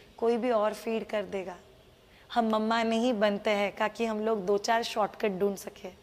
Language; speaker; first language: Hindi; non-native, local second language; Marathi